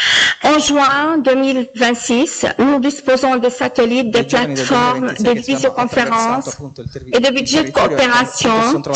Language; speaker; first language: French; non-native, local second language; Arabic